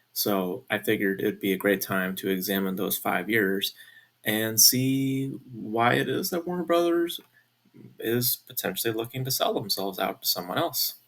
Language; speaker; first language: English; native; English